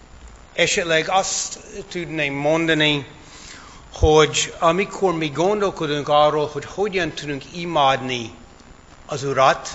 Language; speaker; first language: Hungarian; non-native, fluent; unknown